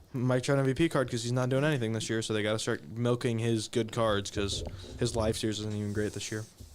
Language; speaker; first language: English; native; English